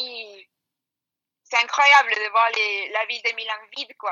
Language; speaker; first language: French; non-native, fluent; Spanish